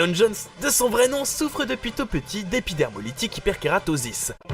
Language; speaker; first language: French; native; French